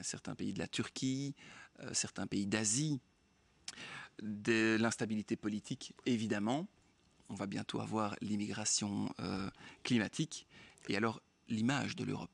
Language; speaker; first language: French; native; French